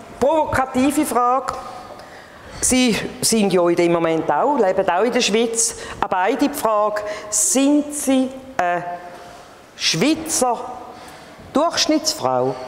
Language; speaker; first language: German; native; German